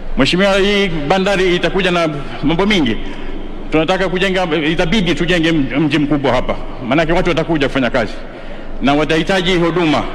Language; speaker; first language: Swahili; native; Swahili